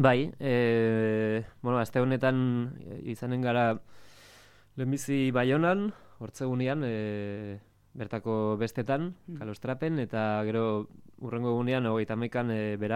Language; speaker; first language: Basque; native; Basque